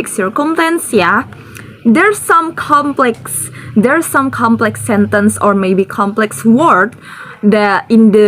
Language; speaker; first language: English; non-native, learner; Indonesian